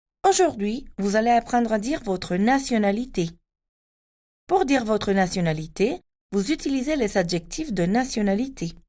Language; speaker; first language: French; non-native, fluent; Spanish